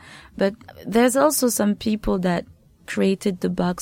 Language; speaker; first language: English; non-native, fluent; French